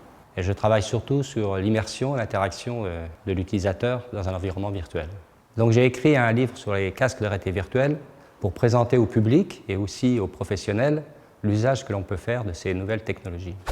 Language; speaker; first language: French; native; French